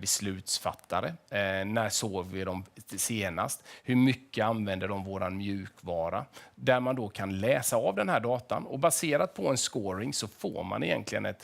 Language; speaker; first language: Swedish; native; Swedish